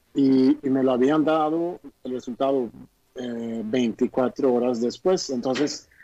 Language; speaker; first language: Spanish; non-native, fluent; Swedish